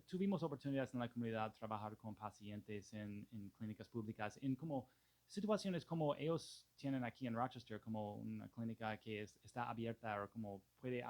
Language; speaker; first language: Spanish; non-native, fluent; English